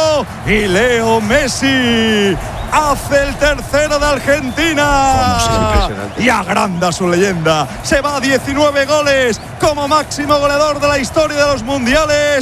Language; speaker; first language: Spanish; native; Spanish